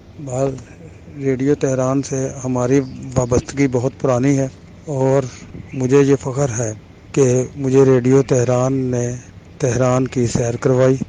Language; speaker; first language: Urdu; non-native, local second language; Punjabi